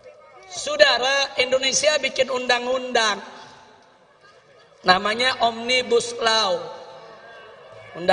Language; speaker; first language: Indonesian; native; Indonesian